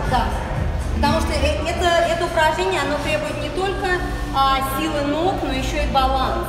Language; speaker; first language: Russian; early bilingual, heritage; Russian